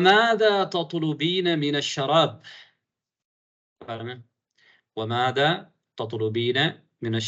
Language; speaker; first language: Arabic; non-native, fluent; Tamil